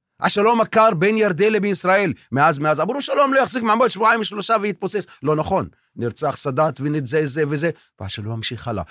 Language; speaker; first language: Hebrew; non-native, local second language; Arabic